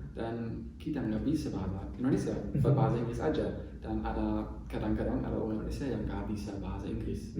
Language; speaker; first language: Indonesian; non-native, learner; German